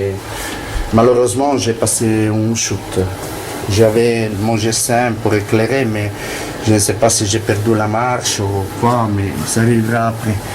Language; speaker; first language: French; non-native, learner; Italian